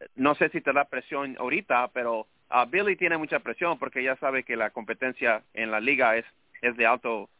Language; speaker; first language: Spanish; early bilingual, other home language; English